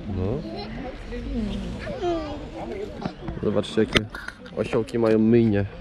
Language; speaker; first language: Polish; native; Polish